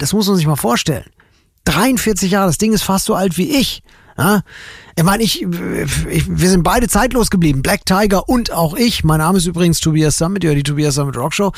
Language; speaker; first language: German; native; German